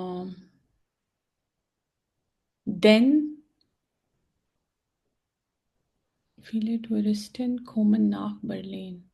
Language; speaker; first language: German; non-native, learner; Hindi